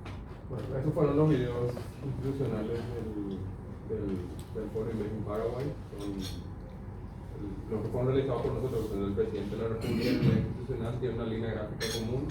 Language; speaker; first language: Spanish; native; Spanish